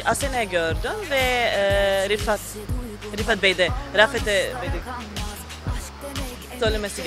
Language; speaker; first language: Turkish; non-native, fluent; Serbian